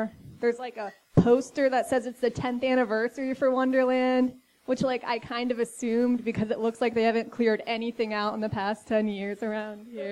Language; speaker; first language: English; native; English